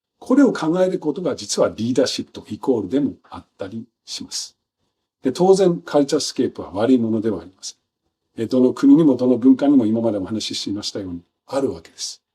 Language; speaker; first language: Japanese; non-native, fluent; Danish